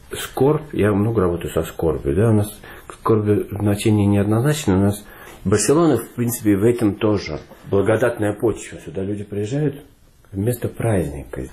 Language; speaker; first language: Russian; native; Russian